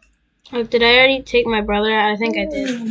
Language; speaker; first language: English; native; English